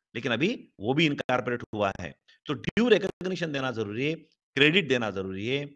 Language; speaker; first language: Hindi; non-native, local second language; Marathi